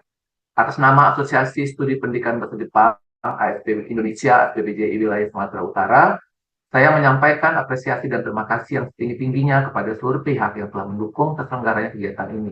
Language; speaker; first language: Indonesian; native; Indonesian